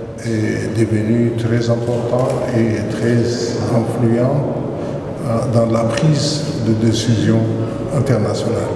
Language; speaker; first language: French; non-native, local second language; Arabic